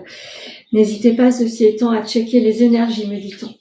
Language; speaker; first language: French; native; French